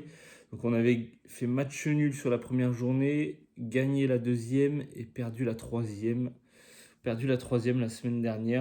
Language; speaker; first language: French; native; French